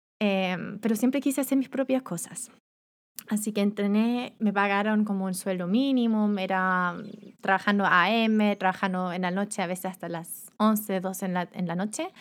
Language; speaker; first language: Spanish; non-native, fluent; German